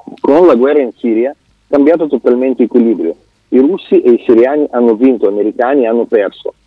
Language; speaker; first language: Italian; non-native, fluent; Russian